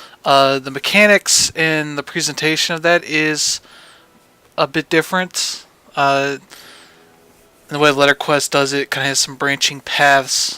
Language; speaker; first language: English; native; English